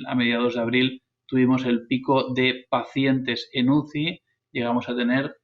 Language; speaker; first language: Spanish; native; Spanish